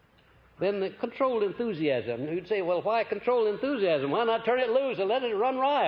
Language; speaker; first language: English; native; English